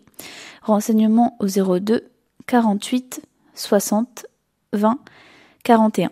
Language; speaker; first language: French; native; French